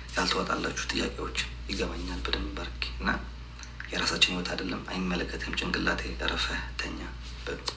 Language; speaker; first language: Amharic; non-native, local second language; Tigrinya